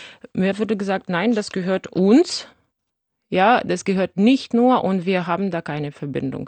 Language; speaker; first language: German; non-native, fluent; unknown